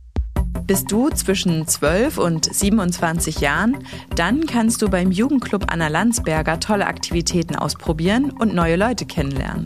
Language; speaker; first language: German; native; German